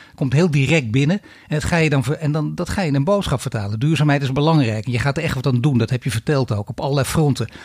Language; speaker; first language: Dutch; native; Dutch